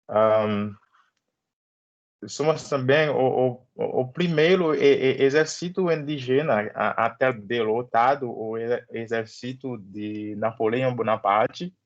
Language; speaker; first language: Portuguese; non-native, learner; Haitian Creole